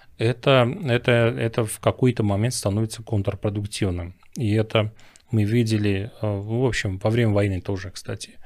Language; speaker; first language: Russian; non-native, local second language; Armenian